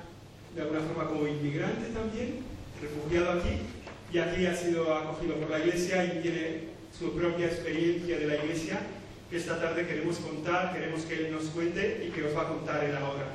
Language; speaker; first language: Spanish; native; Spanish